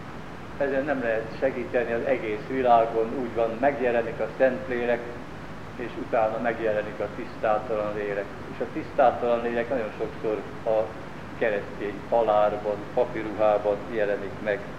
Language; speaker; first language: Hungarian; native; Hungarian